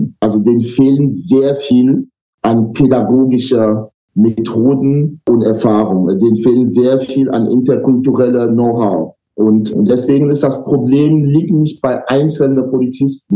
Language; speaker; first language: German; non-native, fluent; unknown